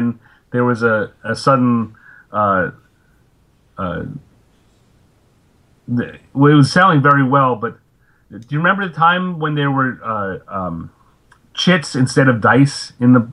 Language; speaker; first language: English; native; English